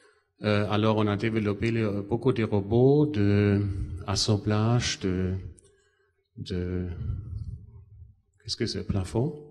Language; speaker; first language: French; non-native, fluent; German